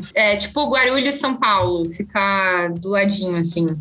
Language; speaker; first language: Portuguese; native; Portuguese